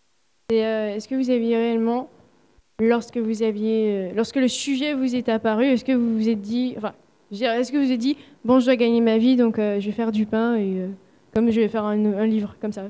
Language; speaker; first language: French; native; French